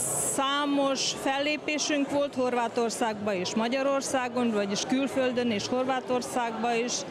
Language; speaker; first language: Hungarian; early bilingual, heritage; Hungarian